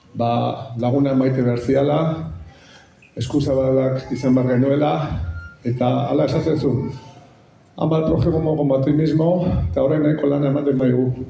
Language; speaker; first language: Basque; non-native, local second language; Spanish